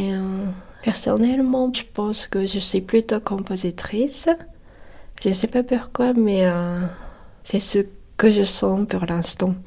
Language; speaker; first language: French; non-native, fluent; Japanese